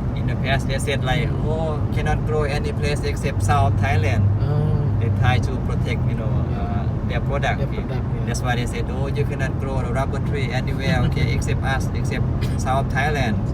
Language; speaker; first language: English; non-native, learner; Thai